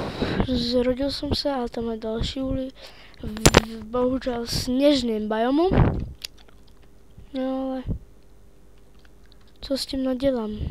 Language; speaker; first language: Czech; native; Czech